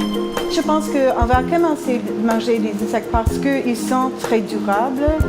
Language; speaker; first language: French; non-native, fluent; English